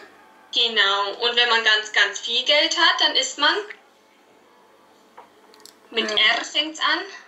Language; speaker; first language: German; native; German